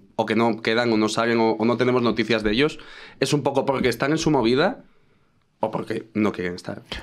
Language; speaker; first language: Spanish; native; Spanish